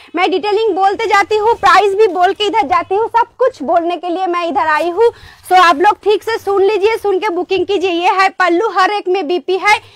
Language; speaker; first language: Hindi; non-native, local second language; Bangla